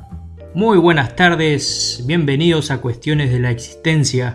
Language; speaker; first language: Spanish; native; Spanish